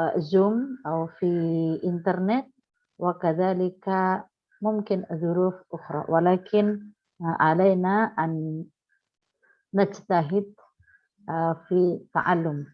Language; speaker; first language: Arabic; non-native, fluent; Indonesian